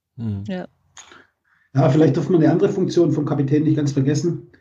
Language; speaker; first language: German; native; German